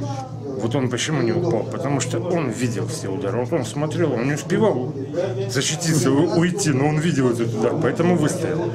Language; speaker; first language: Russian; native; Russian